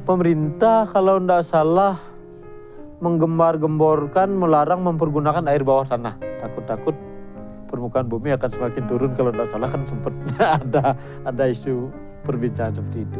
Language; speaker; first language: Indonesian; non-native, local second language; Balinese